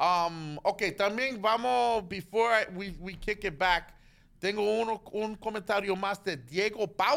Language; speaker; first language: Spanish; early bilingual, other home language; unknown